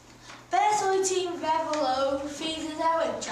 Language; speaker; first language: Welsh; non-native, learner; English